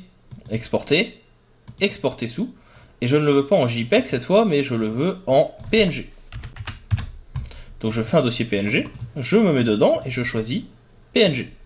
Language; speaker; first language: French; native; French